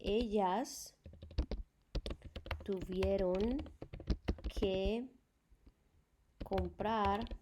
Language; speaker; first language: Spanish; non-native, fluent; English